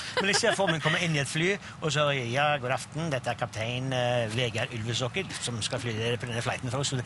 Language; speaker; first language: Norwegian; native; Norwegian